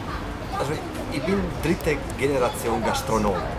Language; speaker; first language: German; non-native, learner; Italian